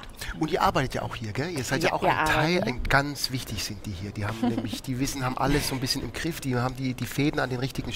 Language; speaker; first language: German; native; German